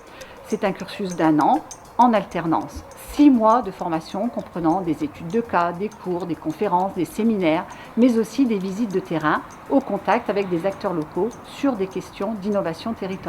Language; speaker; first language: French; native; French